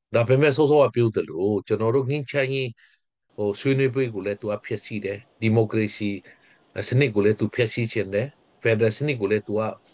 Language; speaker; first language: Burmese; non-native, local second language; Hakha Chin